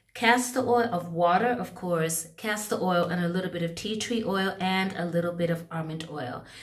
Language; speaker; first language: English; native; English